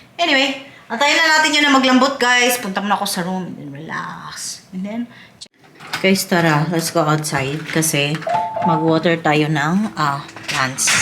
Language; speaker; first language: Filipino; non-native, local second language; Cebuano